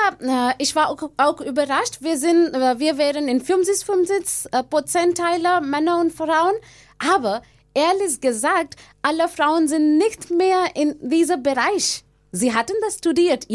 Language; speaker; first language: German; non-native, learner; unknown